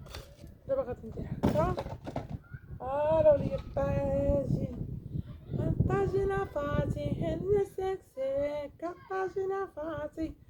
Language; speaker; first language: Arabic; native; Arabic